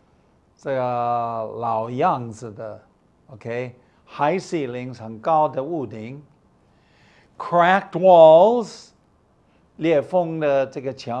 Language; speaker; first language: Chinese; non-native, fluent; English